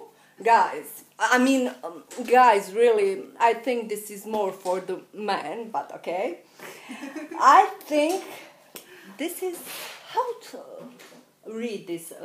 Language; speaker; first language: English; non-native, learner; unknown